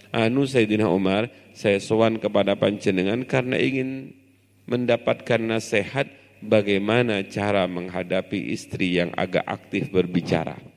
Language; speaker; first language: Indonesian; non-native, local second language; Javanese